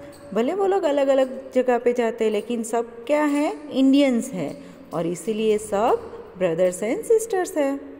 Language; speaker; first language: Hindi; non-native, local second language; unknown